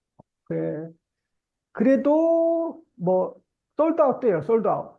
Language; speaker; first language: Korean; native; Korean